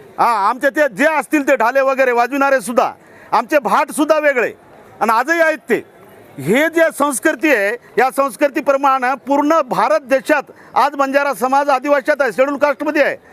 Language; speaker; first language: Marathi; non-native, local second language; Lambadi